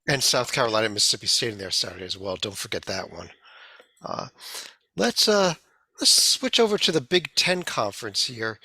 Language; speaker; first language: English; native; English